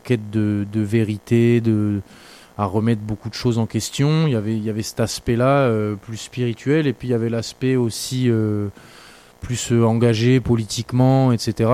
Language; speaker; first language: French; native; French